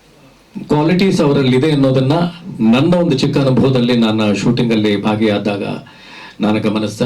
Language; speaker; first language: Kannada; native; Kannada